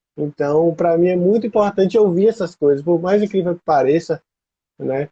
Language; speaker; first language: Portuguese; native; Portuguese